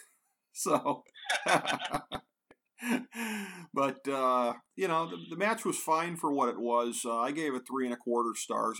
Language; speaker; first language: English; native; English